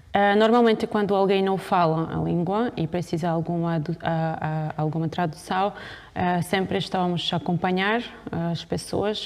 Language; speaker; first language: Portuguese; non-native, fluent; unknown